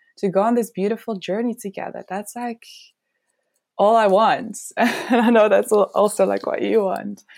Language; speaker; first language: English; non-native, fluent; Dutch